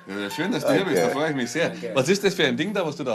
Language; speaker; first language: German; native; German